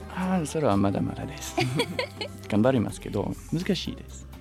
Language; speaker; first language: Japanese; non-native, learner; French